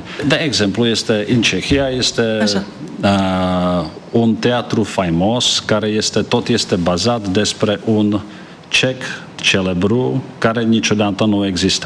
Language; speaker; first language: Romanian; non-native, learner; Czech